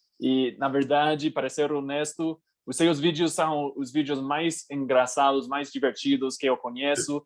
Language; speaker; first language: Portuguese; non-native, fluent; English